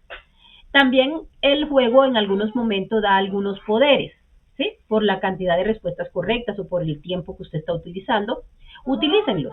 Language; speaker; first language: Spanish; native; Spanish